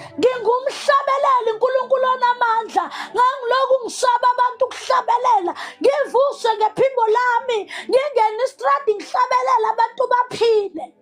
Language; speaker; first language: Zulu; non-native, local second language; Southern Sotho